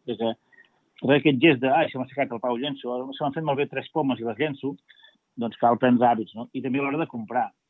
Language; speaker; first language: Catalan; native; Catalan